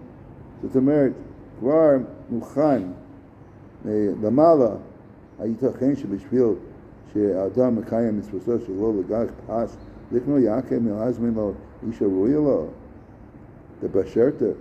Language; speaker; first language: Hebrew; non-native, fluent; English